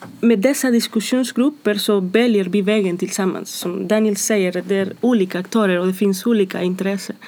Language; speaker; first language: Swedish; non-native, fluent; Spanish